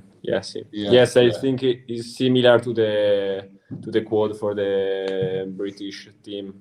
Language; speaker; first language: English; non-native, learner; Italian